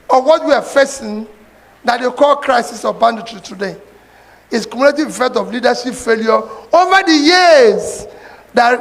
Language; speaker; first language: English; non-native, local second language; Igbo